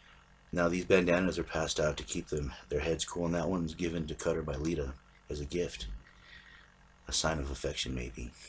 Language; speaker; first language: English; native; English